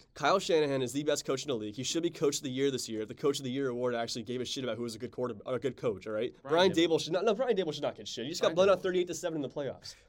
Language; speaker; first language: English; native; English